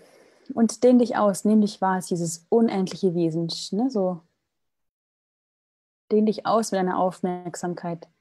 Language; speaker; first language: German; native; German